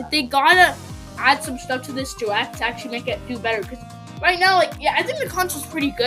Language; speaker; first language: English; native; English